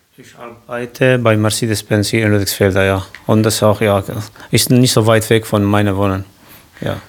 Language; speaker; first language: German; non-native, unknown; Kurdish